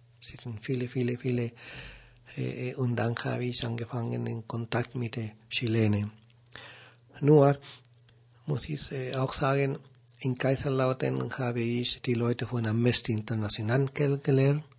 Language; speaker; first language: German; non-native, learner; Spanish